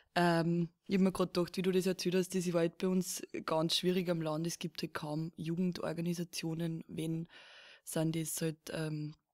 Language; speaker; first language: German; native; German